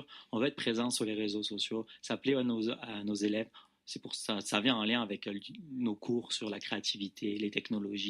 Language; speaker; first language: French; native; French